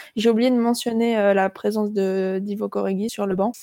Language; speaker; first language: French; native; French